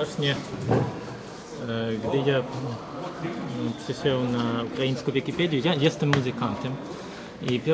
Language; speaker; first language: Polish; non-native, learner; Ukrainian